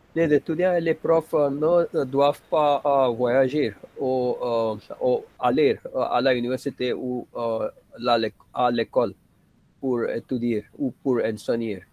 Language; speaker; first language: French; non-native, fluent; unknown